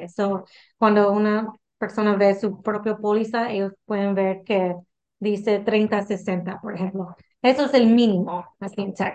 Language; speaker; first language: Spanish; early bilingual, heritage; English